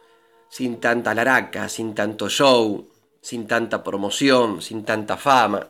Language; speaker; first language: Spanish; native; Spanish